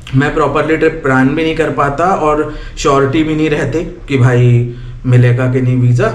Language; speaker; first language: Hindi; native; Hindi